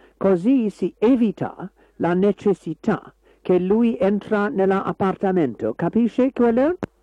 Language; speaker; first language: Italian; non-native, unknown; English